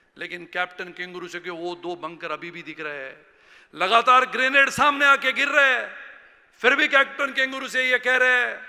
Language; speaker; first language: Hindi; non-native, local second language; Marathi